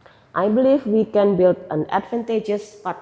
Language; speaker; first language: English; non-native, fluent; Indonesian